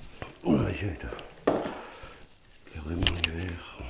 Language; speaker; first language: French; native; French